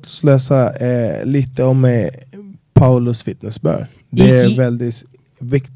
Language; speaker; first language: Swedish; non-native, fluent; Spanish